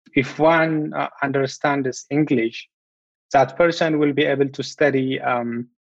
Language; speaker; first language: English; non-native, fluent; Amharic